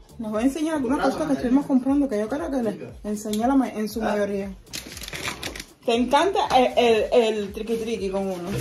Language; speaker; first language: Spanish; native; Spanish